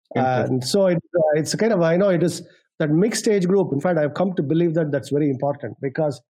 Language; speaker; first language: English; non-native, local second language; Tamil